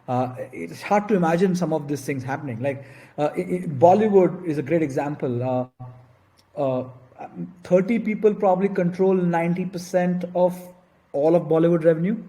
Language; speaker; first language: English; non-native, local second language; Gujarati